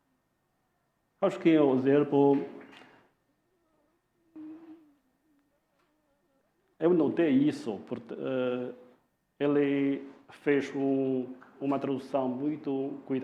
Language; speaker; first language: Portuguese; non-native, fluent; Chinese